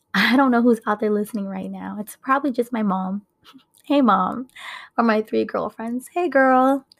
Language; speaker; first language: English; native; English